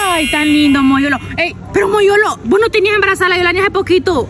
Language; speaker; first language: Spanish; native; Spanish